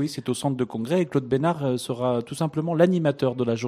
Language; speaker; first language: French; native; French